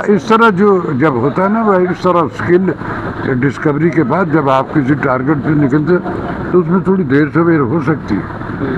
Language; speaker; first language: Urdu; non-native, local second language; Punjabi